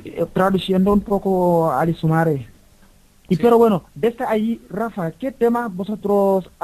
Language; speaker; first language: Spanish; non-native, learner; Wolof